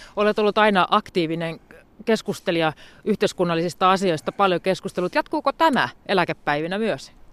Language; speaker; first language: Finnish; native; Finnish